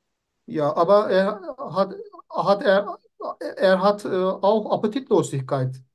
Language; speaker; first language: German; non-native, fluent; Turkish